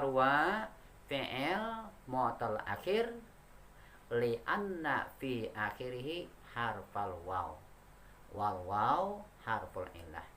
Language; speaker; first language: Arabic; non-native, fluent; Indonesian